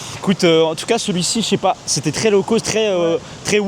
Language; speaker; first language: French; native; French